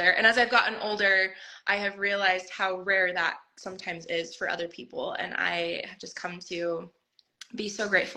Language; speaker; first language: English; native; English